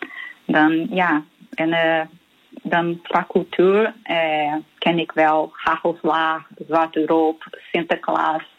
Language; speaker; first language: Dutch; non-native, fluent; Portuguese